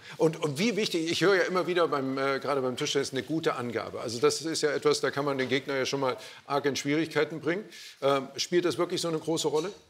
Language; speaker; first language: German; native; German